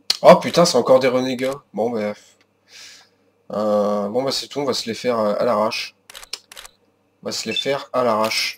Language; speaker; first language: French; native; French